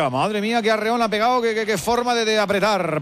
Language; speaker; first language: Spanish; native; Spanish